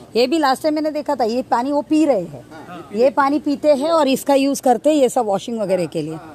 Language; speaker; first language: Hindi; non-native, local second language; Marathi